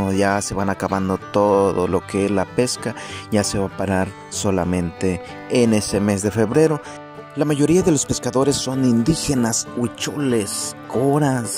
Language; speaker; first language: Spanish; native; Spanish